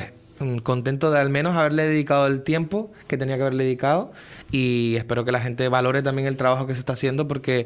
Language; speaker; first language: Spanish; native; Spanish